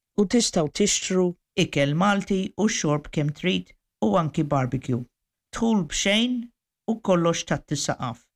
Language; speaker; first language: Maltese; native; Maltese